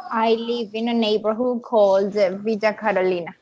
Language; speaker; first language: English; non-native, fluent; Spanish